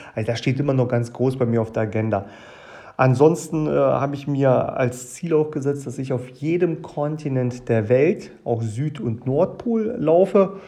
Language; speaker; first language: German; early bilingual, other home language; Russian